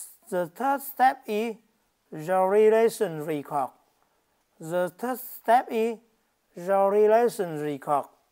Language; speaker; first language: English; non-native, learner; Vietnamese